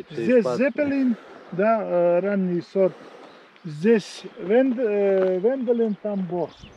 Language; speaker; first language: Russian; non-native, fluent; Latvian